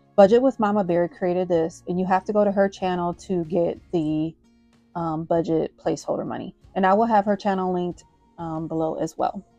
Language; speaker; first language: English; native; English